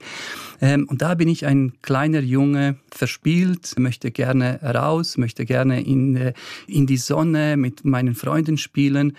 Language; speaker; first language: German; early bilingual, other home language; Bosnian